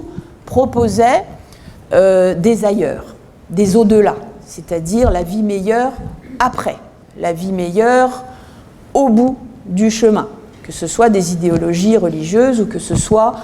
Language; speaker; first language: French; native; French